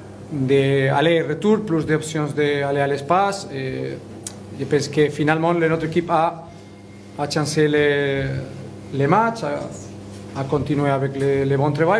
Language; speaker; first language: French; non-native, learner; Spanish